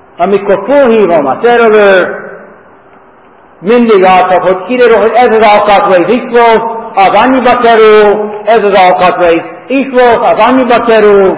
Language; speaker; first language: Hungarian; non-native, fluent; English